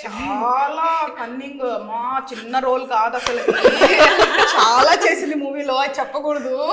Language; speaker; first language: Telugu; native; Telugu